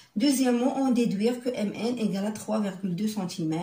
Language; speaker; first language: French; non-native, local second language; Arabic